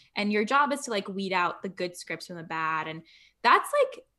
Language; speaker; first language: English; native; English